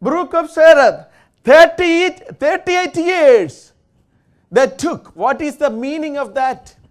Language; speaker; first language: English; non-native, local second language; Malayalam